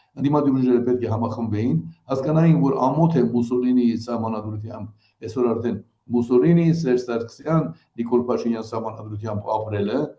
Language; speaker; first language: Armenian; native; Armenian